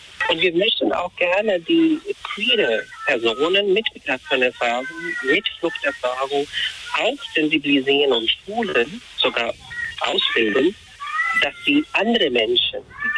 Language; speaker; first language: German; non-native, fluent; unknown